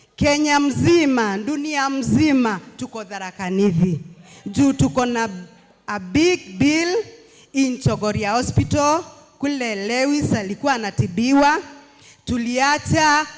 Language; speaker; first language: Swahili; non-native, local second language; Meru